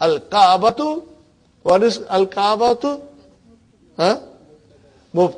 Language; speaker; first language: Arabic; non-native, fluent; English